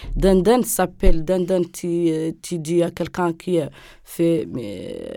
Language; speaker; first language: French; non-native, local second language; Arabic